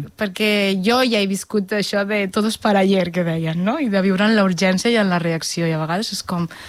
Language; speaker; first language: Catalan; native; Catalan